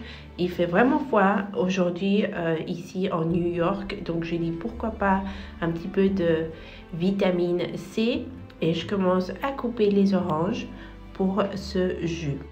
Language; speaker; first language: French; non-native, fluent; Spanish